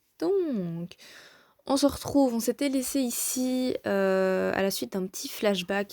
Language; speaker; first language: French; native; French